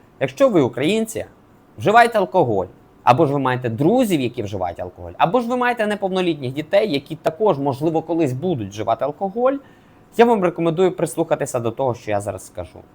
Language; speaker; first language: Ukrainian; native; Ukrainian